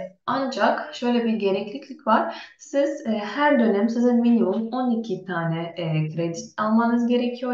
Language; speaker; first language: Turkish; non-native, fluent; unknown